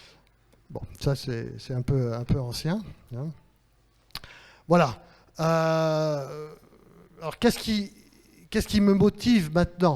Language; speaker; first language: French; native; French